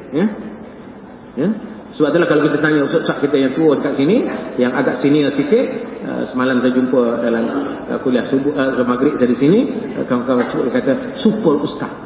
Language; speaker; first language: Malay; native; Malay